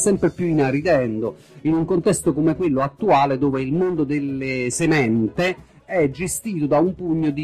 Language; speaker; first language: Italian; native; Italian